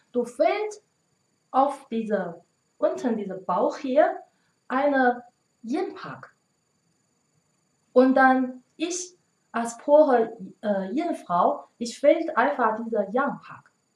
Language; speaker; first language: German; non-native, learner; Chinese